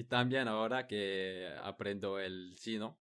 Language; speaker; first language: Spanish; non-native, learner; English